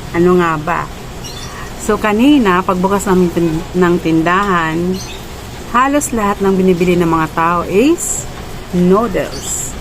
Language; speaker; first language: Filipino; non-native, local second language; Cebuano